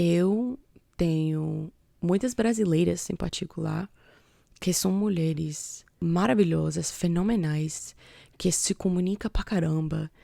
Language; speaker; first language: Portuguese; non-native, fluent; English